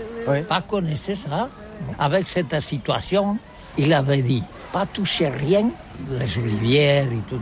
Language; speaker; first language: French; non-native, learner; Catalan